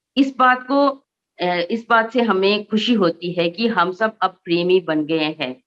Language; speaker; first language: Hindi; non-native, local second language; Nepali